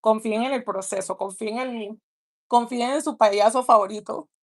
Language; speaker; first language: Spanish; early bilingual, other home language; English